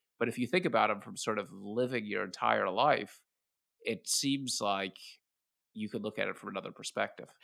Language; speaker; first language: English; native; English